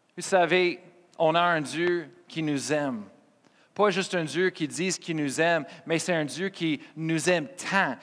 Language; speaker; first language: French; non-native, fluent; English